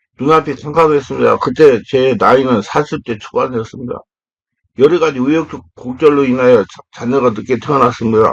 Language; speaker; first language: Korean; native; Korean